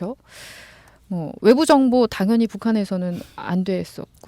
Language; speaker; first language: Korean; native; Korean